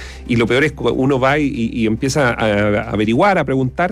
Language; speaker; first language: Spanish; native; Spanish